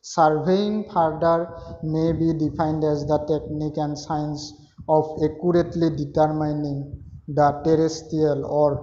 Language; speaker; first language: English; non-native, local second language; Assamese